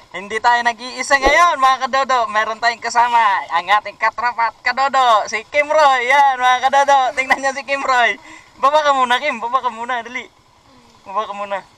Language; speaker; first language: Filipino; non-native, local second language; Cebuano